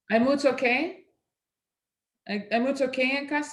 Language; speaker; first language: Spanish; non-native, fluent; English